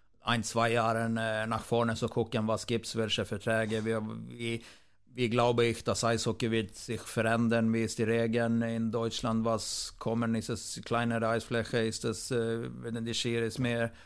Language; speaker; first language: German; non-native, fluent; Swedish